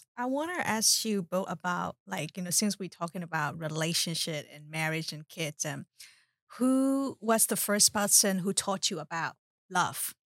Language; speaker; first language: English; non-native, fluent; Burmese